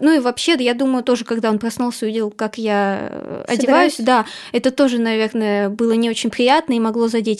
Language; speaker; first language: Russian; native; Russian